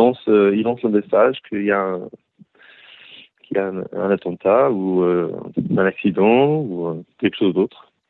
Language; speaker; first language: French; early bilingual, heritage; Hebrew